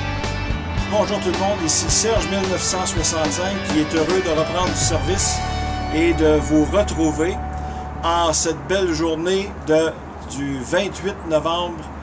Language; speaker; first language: French; native; French